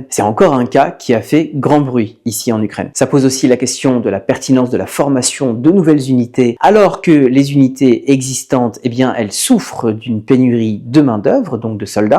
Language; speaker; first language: French; native; French